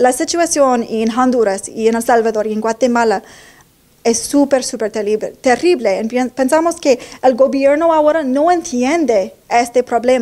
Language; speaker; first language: Spanish; non-native, learner; English